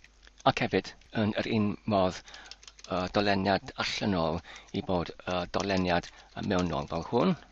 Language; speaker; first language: Welsh; non-native, learner; English